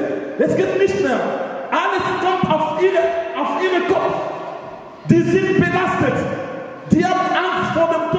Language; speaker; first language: German; non-native, learner; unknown